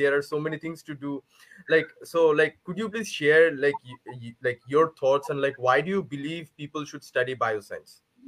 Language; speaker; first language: English; non-native, local second language; Bangla